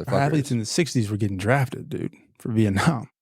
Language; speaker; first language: English; native; English